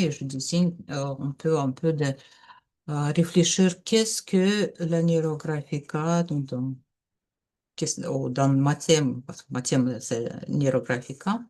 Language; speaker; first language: French; non-native, learner; Russian